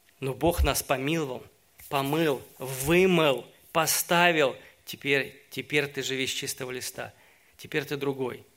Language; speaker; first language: Russian; native; Russian